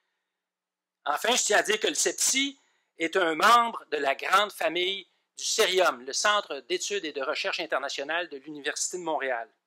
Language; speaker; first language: French; native; French